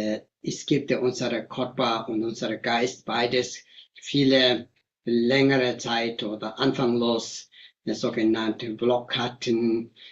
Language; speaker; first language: German; non-native, fluent; Tibetan